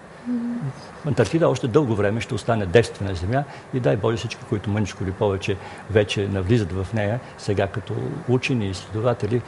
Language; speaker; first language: Bulgarian; native; Bulgarian